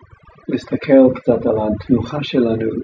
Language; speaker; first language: Hebrew; non-native, fluent; English